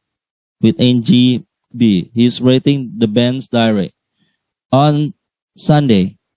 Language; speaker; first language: English; non-native, learner; Indonesian